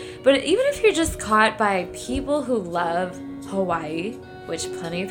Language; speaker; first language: English; native; English